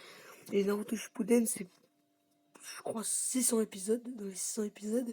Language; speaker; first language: French; native; French